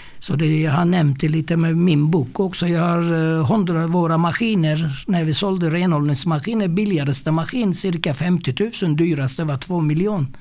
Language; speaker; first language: Swedish; non-native, fluent; Turkish